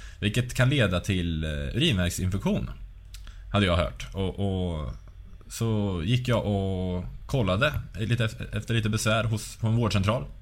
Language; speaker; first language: Swedish; native; Swedish